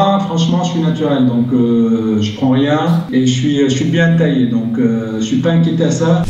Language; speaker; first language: French; native; French